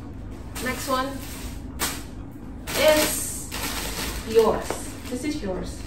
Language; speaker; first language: English; non-native, fluent; Indonesian